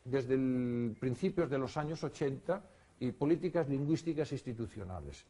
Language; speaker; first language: Spanish; non-native, local second language; Galician